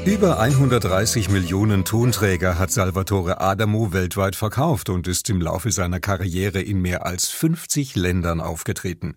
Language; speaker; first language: German; native; German